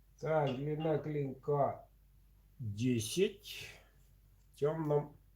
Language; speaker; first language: Russian; non-native, local second language; Yakut